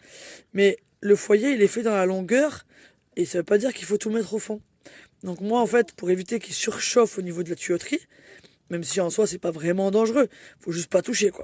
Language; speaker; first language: French; native; French